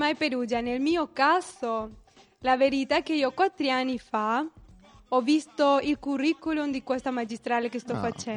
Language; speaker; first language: Italian; non-native, fluent; Spanish